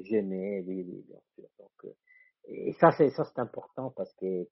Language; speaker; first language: French; non-native, fluent; Italian